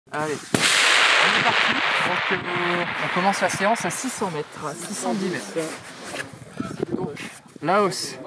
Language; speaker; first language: French; native; French